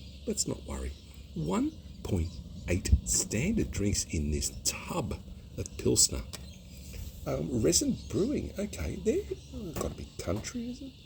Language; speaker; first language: English; native; English